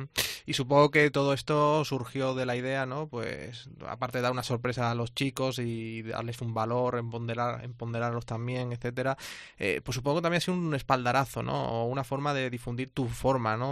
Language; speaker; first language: Spanish; native; Spanish